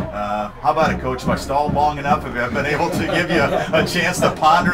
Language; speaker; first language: English; native; English